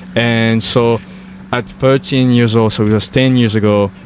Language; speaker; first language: English; non-native, fluent; French